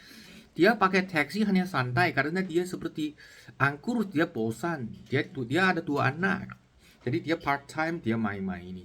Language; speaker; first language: Indonesian; non-native, learner; Chinese